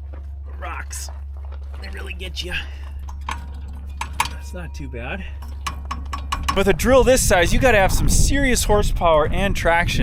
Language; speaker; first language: English; native; English